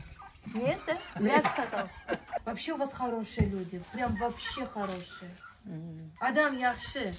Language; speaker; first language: Russian; native; Russian